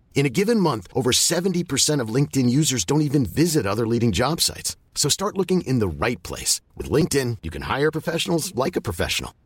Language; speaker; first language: English; early bilingual, other home language; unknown